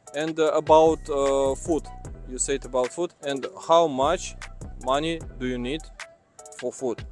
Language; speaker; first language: English; non-native, learner; Russian